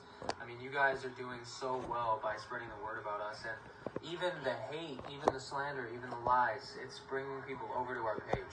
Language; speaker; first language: English; native; English